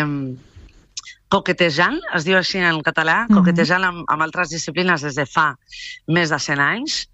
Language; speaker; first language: Catalan; non-native, local second language; Spanish